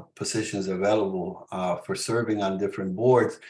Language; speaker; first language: English; early bilingual, other home language; Spanish